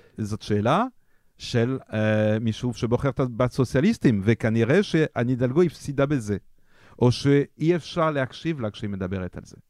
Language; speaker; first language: Hebrew; non-native, fluent; French